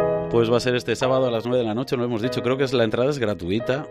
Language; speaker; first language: Spanish; native; Spanish